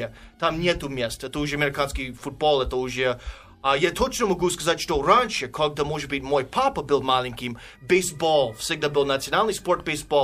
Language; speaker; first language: Russian; non-native, fluent; English